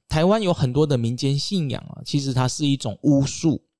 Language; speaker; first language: Chinese; native; Chinese